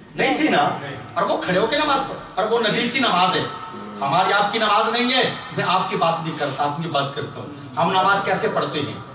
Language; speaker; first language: Urdu; non-native, local second language; Saraiki